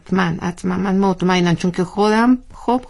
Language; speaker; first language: Persian; non-native, learner; Spanish